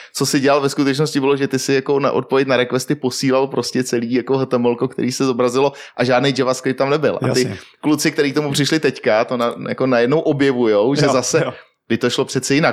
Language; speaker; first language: Czech; native; Czech